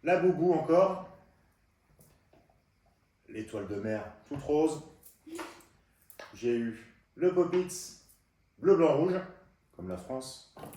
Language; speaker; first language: French; native; French